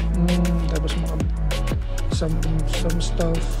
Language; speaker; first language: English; non-native, local second language; Filipino